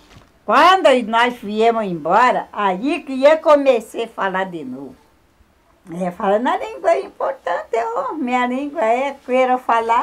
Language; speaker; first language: Portuguese; non-native, local second language; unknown